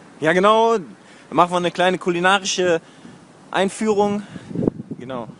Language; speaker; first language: German; native; German